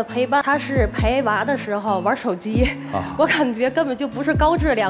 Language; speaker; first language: Chinese; native; Chinese